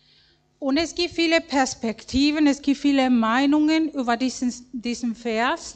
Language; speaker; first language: German; non-native, fluent; Spanish